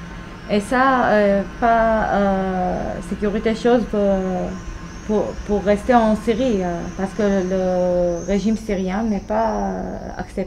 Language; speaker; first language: French; non-native, learner; Arabic